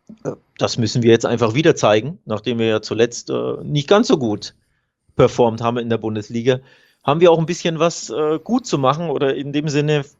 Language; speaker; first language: German; native; German